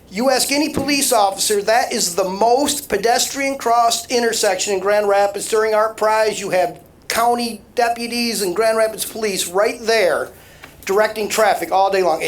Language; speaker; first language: English; native; English